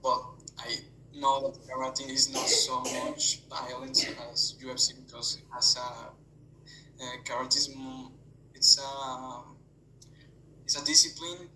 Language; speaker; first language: English; non-native, fluent; Spanish